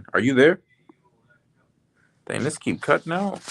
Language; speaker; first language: English; native; English